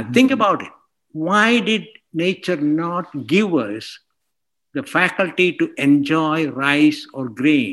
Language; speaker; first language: English; non-native, local second language; Malayalam